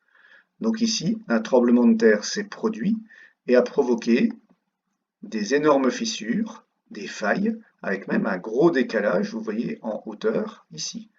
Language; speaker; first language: French; native; French